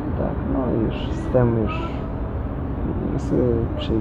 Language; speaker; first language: Polish; non-native, learner; Russian